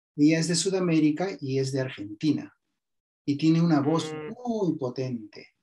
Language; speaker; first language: Spanish; native; Spanish